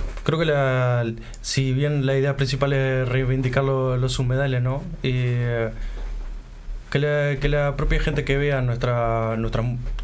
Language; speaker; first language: Spanish; native; Spanish